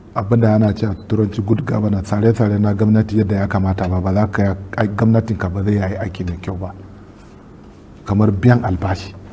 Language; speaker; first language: Hausa; non-native, local second language; Kanuri